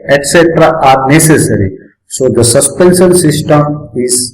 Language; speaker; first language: English; non-native, local second language; Gujarati